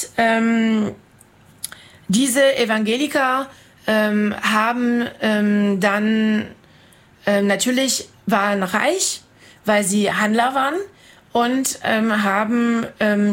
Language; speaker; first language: German; non-native, fluent; French